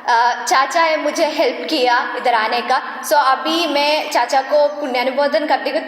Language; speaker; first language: Hindi; non-native, local second language; Malayalam